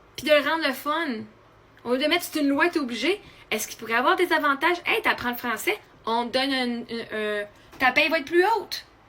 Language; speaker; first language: French; native; French